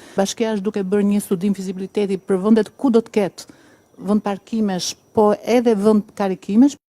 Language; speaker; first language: Albanian; native; Albanian